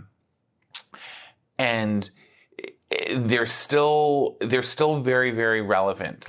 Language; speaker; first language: English; native; English